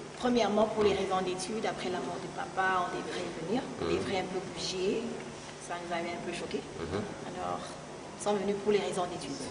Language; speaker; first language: French; non-native, local second language; Swahili